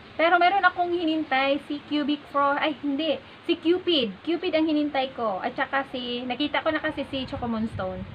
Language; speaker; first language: Filipino; non-native, local second language; Cebuano